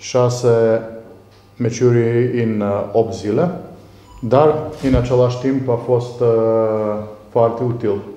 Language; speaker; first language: Romanian; non-native, learner; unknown